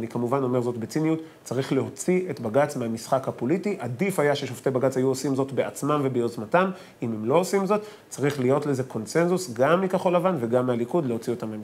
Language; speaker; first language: Hebrew; native; Hebrew